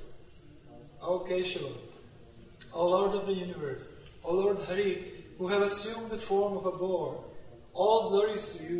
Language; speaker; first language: English; non-native, local second language; Tamil